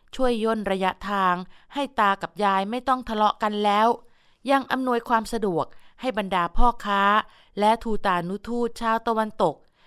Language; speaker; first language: Thai; native; Thai